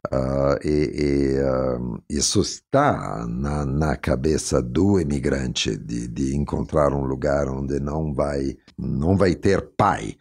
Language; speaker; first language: Portuguese; non-native, fluent; Italian